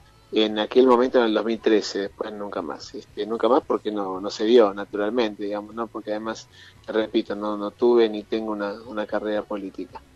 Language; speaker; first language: Spanish; native; Spanish